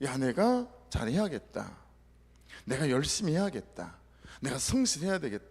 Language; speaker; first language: Korean; native; Korean